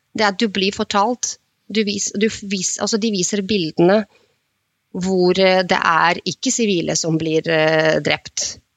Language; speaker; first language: Norwegian; non-native, fluent; Russian